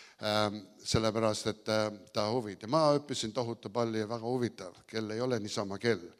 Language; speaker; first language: Estonian; early bilingual, heritage; Estonian